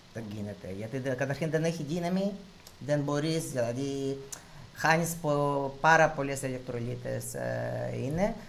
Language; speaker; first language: Greek; non-native, fluent; Russian